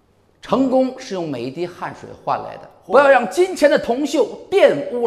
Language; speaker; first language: Chinese; native; Chinese